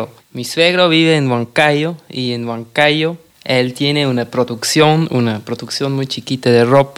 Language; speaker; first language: Spanish; non-native, fluent; German